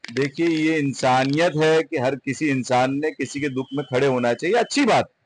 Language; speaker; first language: Hindi; non-native, local second language; Urdu